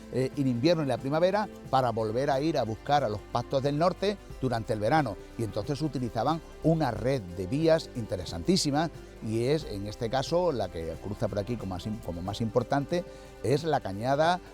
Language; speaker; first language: Spanish; native; Spanish